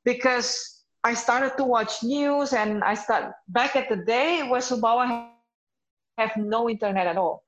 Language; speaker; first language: English; non-native, fluent; Indonesian